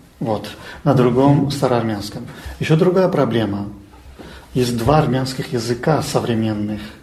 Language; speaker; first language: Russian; non-native, local second language; Armenian